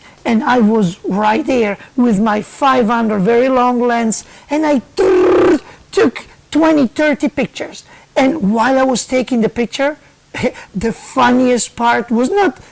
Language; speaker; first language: English; non-native, fluent; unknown